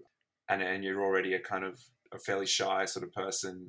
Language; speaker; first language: English; native; English